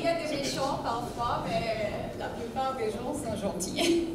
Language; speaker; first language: French; non-native, fluent; Arabic